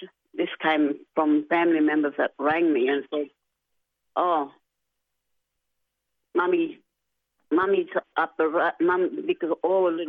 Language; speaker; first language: English; native; English